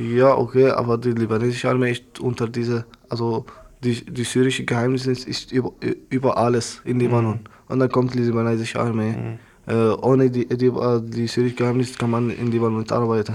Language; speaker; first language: German; non-native, learner; Arabic